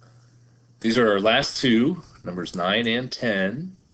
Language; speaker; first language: English; native; English